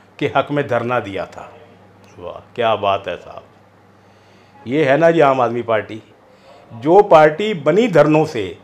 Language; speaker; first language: Hindi; non-native, local second language; Punjabi